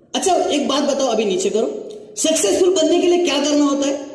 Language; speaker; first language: Hindi; non-native, local second language; Marathi